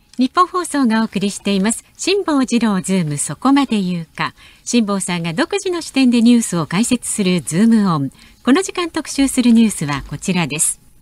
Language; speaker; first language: Japanese; native; Japanese